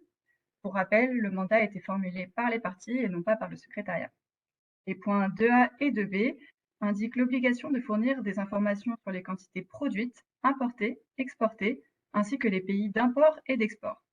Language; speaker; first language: French; native; French